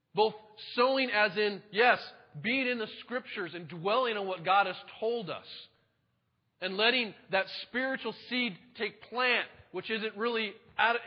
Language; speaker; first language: English; native; English